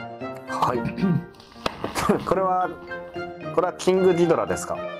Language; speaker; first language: Japanese; native; Japanese